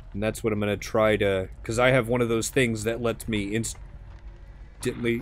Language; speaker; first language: English; native; English